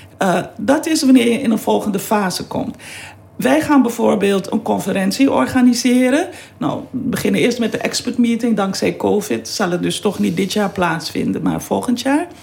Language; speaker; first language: Dutch; native; Dutch